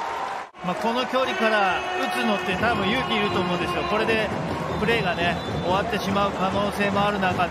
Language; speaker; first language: Japanese; native; Japanese